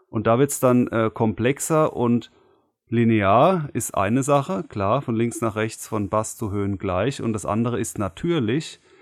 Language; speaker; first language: German; native; German